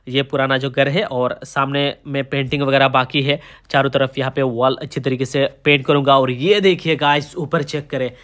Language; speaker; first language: Hindi; non-native, local second language; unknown